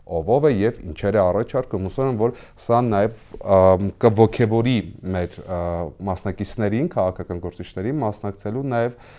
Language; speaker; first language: Armenian; native; Armenian